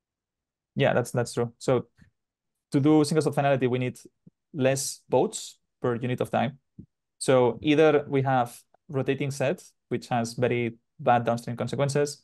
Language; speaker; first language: English; non-native, fluent; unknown